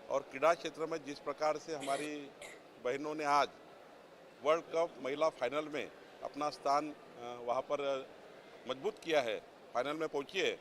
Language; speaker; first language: Hindi; non-native, local second language; Marathi